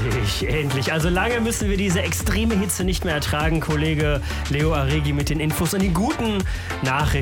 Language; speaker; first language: German; native; German